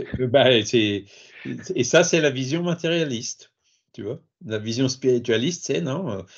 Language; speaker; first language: French; native; French